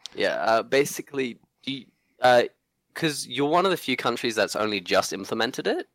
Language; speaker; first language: English; non-native, local second language; Cantonese